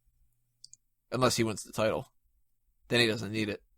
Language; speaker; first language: English; native; English